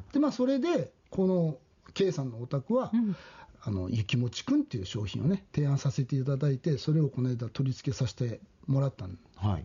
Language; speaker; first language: Japanese; native; Japanese